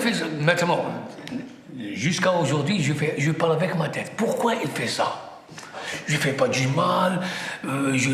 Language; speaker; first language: French; non-native, local second language; Arabic